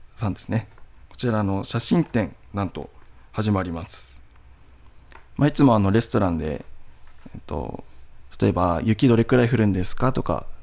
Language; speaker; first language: Japanese; native; Japanese